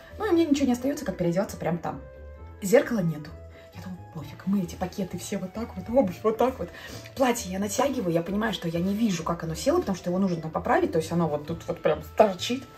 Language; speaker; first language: Russian; non-native, local second language; Latvian